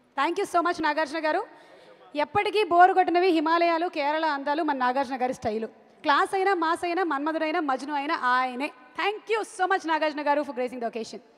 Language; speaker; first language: Telugu; native; Telugu